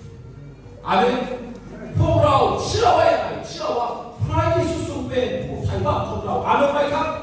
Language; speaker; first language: Thai; non-native, local second language; Lahu